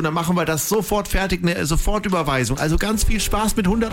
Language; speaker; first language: German; native; German